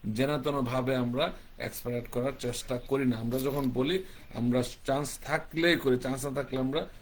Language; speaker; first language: Bangla; early bilingual, heritage; Bangla